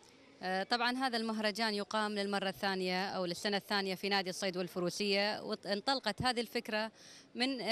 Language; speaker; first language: Arabic; native; Arabic